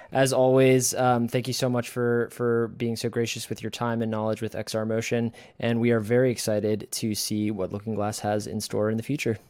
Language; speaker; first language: English; native; English